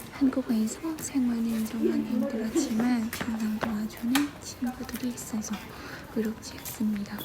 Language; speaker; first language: Korean; non-native, learner; Vietnamese